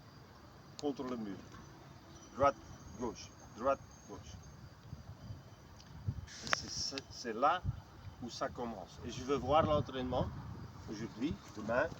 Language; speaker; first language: French; non-native, fluent; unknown